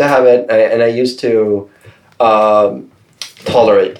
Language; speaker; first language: English; non-native, fluent; Swedish